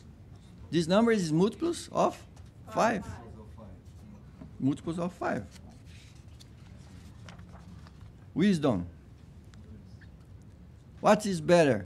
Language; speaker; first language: English; non-native, fluent; Portuguese